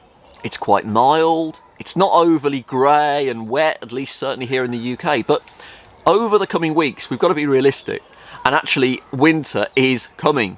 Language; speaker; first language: English; native; English